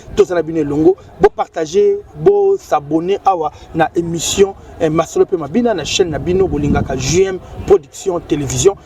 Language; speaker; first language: Lingala; native; Lingala